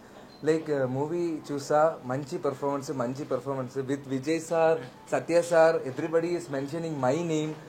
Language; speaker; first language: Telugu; non-native, learner; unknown